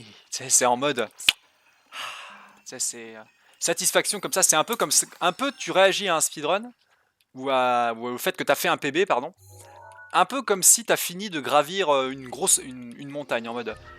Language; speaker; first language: French; native; French